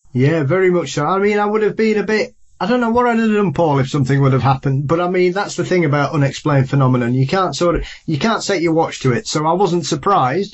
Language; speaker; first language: English; native; English